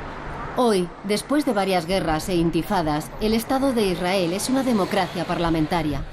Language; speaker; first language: Spanish; native; Spanish